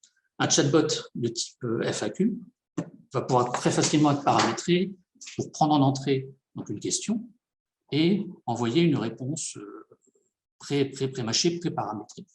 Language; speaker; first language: French; native; French